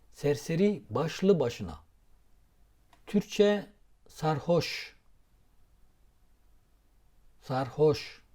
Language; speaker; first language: Turkish; non-native, local second language; Zaza